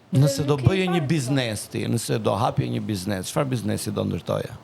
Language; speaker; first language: Albanian; native; Albanian